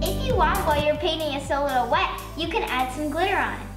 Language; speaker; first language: English; native; English